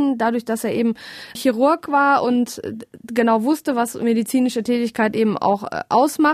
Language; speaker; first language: German; native; German